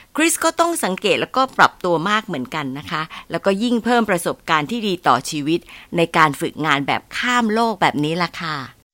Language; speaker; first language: Thai; native; Thai